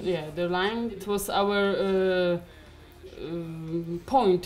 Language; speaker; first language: English; non-native, learner; Polish